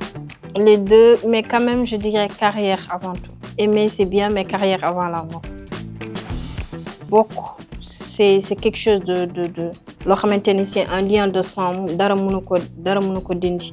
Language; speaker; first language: French; non-native, local second language; Wolof